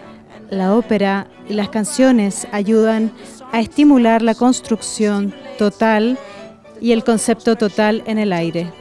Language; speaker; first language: Spanish; non-native, fluent; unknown